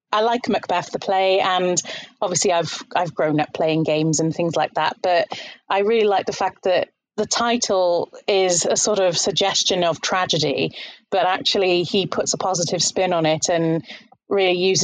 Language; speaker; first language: English; native; English